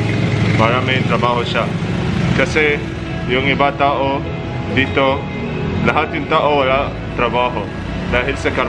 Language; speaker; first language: Filipino; non-native, learner; Arabic